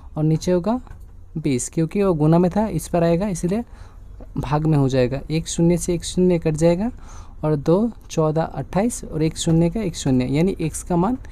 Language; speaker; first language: Hindi; non-native, local second language; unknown